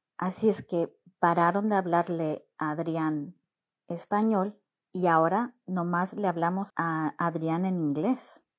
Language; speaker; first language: Spanish; early bilingual, heritage; Spanish